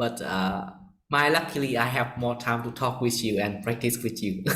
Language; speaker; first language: English; non-native, learner; Vietnamese